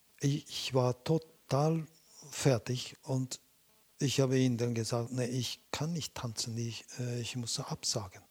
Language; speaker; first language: German; non-native, fluent; Japanese